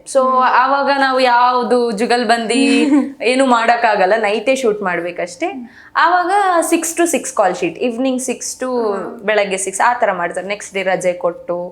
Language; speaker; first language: Kannada; native; Kannada